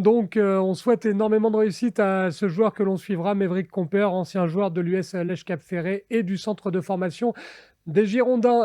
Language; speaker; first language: French; native; French